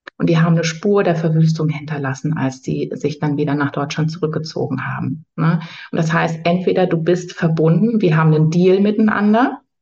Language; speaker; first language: German; native; German